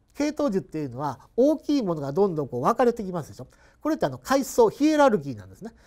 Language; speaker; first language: Japanese; native; Japanese